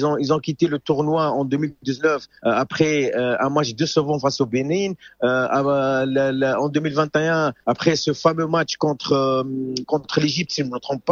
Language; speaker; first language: French; non-native, local second language; Arabic